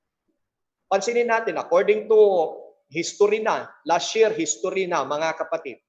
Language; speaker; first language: Filipino; native; Filipino